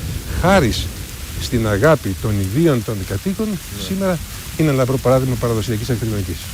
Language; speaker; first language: Greek; native; Greek